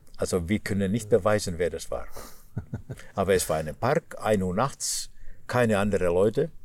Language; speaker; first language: German; non-native, fluent; Finnish